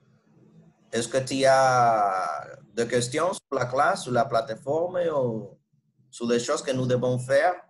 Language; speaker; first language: French; non-native, fluent; Spanish